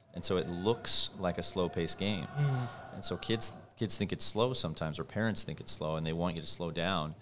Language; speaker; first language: English; native; English